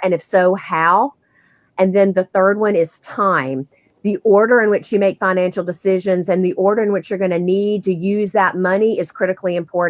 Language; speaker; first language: English; native; English